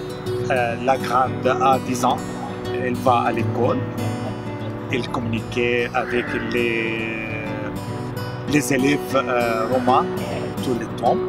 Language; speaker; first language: French; non-native, fluent; Arabic